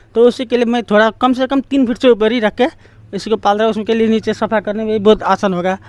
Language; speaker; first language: Hindi; non-native, local second language; Nepali